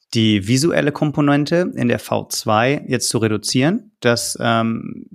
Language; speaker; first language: German; native; German